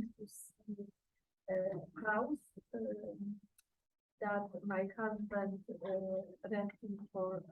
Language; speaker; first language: English; non-native, learner; Turkish